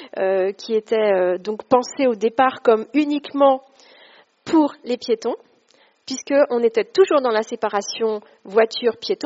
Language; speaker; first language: French; native; French